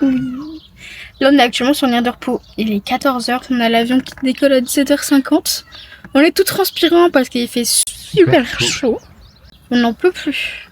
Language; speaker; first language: French; native; French